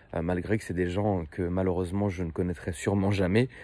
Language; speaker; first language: French; native; French